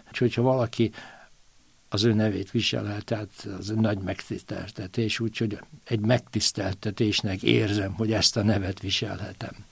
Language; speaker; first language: Hungarian; native; Hungarian